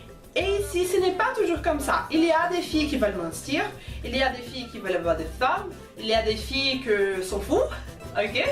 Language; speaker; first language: French; non-native, fluent; Portuguese